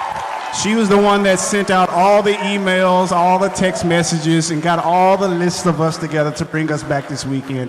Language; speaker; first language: English; native; English